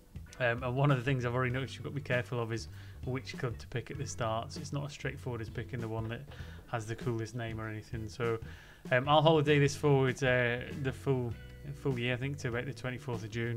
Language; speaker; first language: English; native; English